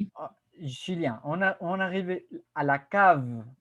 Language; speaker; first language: French; non-native, fluent; Spanish